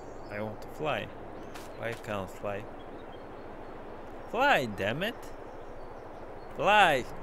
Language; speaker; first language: English; non-native, fluent; Polish